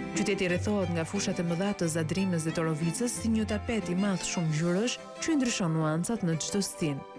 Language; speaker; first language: Albanian; native; Albanian